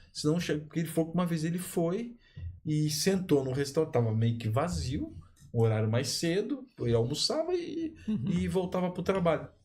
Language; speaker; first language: Portuguese; native; Portuguese